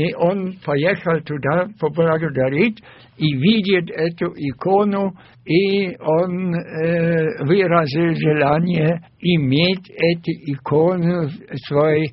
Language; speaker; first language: Russian; non-native, fluent; German